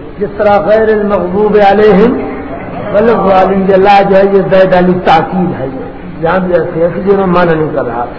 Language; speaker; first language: Urdu; non-native, local second language; Punjabi